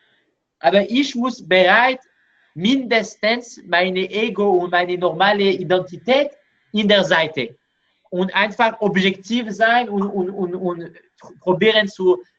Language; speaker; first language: German; non-native, learner; Hebrew